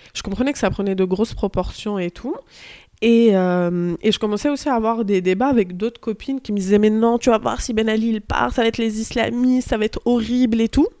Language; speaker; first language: French; early bilingual, other home language; Arabic